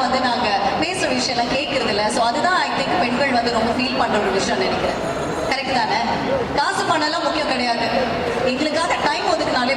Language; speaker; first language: Tamil; native; Tamil